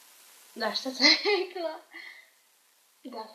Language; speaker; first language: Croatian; early bilingual, heritage; Croatian